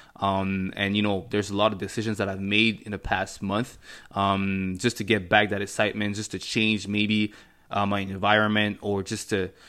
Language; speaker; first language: English; non-native, fluent; French